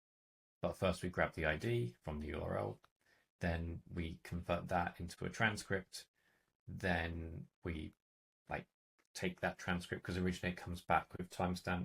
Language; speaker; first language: English; native; English